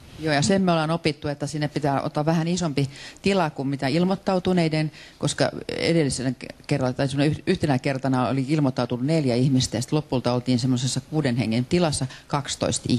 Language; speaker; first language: Finnish; native; Finnish